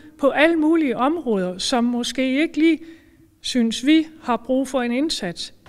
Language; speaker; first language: Danish; native; Danish